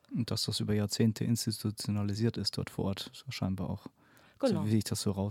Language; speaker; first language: German; native; German